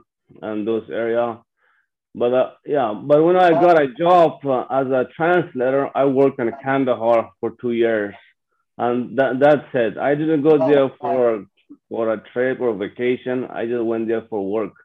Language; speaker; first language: English; non-native, fluent; Persian